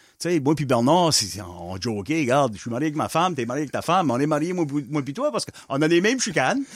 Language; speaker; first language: French; non-native, local second language; English